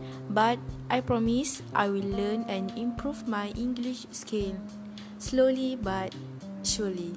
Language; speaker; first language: English; non-native, learner; Malay